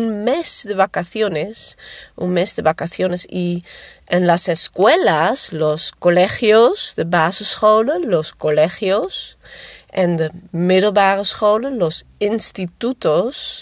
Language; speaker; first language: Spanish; non-native, fluent; Dutch